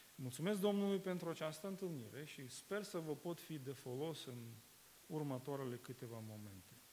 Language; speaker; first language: Romanian; non-native, fluent; Russian